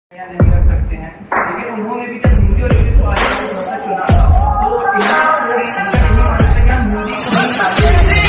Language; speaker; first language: Hindi; native; Hindi